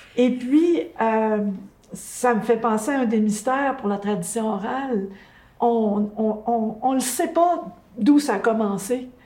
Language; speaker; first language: French; native; French